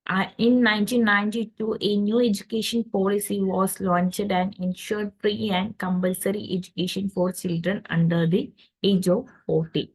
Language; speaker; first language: English; non-native, local second language; Malayalam